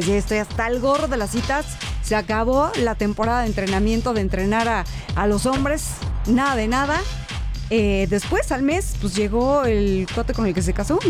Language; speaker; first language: Spanish; native; Spanish